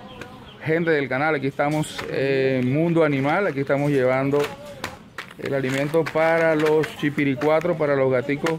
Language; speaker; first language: Spanish; native; Spanish